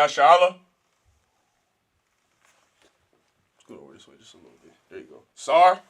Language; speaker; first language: English; native; English